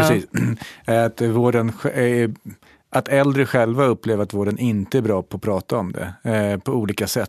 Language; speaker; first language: Swedish; native; Swedish